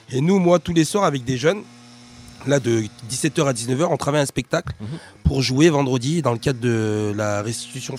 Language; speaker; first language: French; native; French